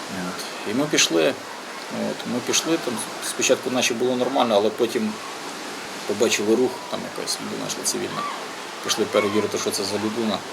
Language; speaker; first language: Ukrainian; native; Ukrainian